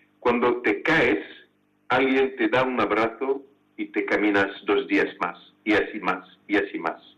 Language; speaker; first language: Spanish; non-native, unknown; French